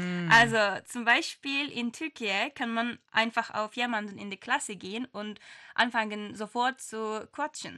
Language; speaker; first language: German; non-native, fluent; Turkish